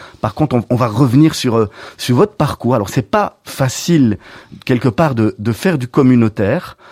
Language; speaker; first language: French; native; French